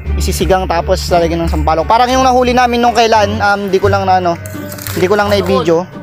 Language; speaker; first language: Filipino; non-native, local second language; Iloko